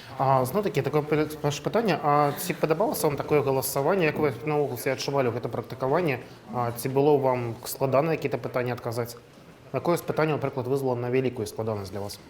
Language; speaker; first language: Belarusian; non-native, local second language; Russian